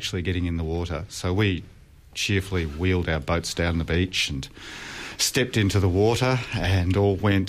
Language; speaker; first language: English; native; English